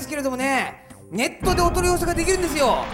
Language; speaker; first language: Japanese; native; Japanese